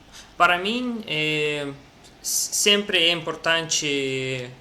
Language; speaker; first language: Portuguese; non-native, learner; Russian